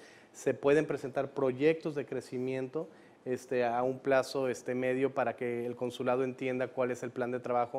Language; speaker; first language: Spanish; native; Spanish